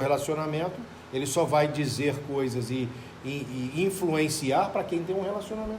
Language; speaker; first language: Portuguese; native; Portuguese